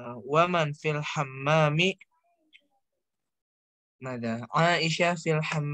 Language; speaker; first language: Arabic; non-native, learner; Indonesian